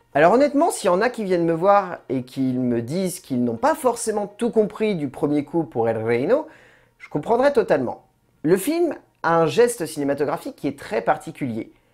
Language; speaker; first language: French; native; French